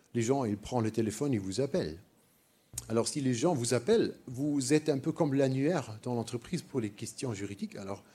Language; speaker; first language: French; non-native, fluent; German